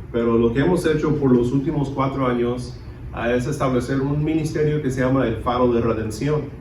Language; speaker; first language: Spanish; early bilingual, other home language; English